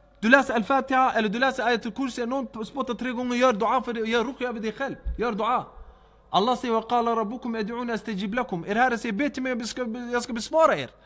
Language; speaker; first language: Swedish; early bilingual, other home language; Arabic